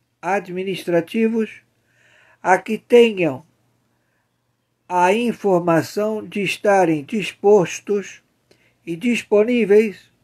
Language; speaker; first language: Portuguese; native; Portuguese